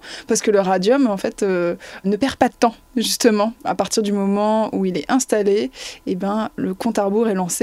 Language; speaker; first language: French; native; French